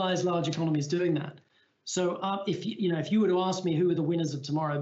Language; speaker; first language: English; native; English